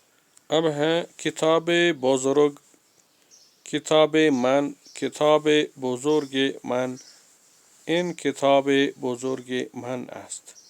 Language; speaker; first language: Persian; non-native, fluent; Urdu